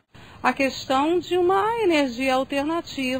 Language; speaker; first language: Portuguese; native; Portuguese